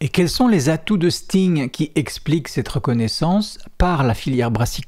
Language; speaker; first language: French; native; French